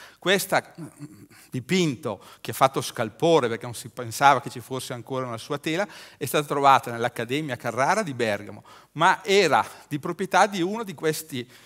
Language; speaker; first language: Italian; native; Italian